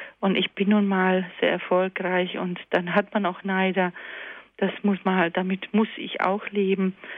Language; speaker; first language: German; early bilingual, other home language; Croatian